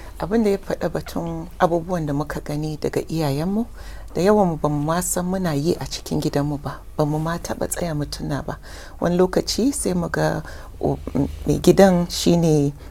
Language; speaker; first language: Hausa; non-native, local second language; English